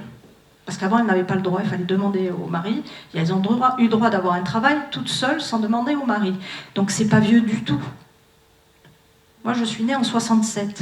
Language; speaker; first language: French; native; French